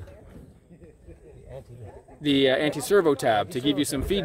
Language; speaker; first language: English; native; English